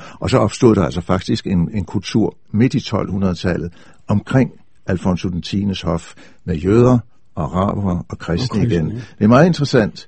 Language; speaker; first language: Danish; native; Danish